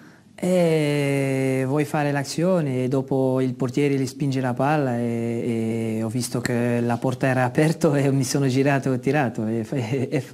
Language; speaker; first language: Italian; non-native, fluent; Dutch